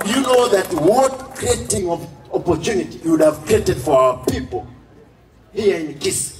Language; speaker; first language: English; non-native, local second language; Gusii